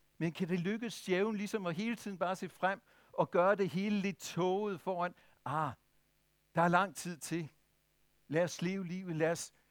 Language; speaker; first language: Danish; native; Danish